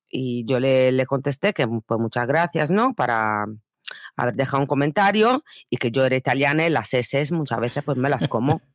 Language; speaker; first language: Spanish; non-native, fluent; Italian